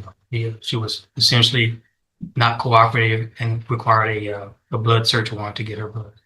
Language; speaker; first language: English; native; English